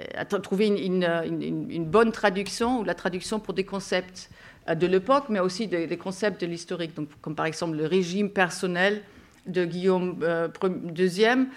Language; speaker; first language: French; non-native, fluent; German